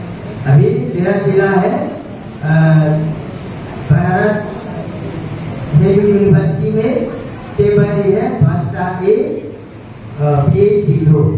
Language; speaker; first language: Hindi; non-native, learner; Burmese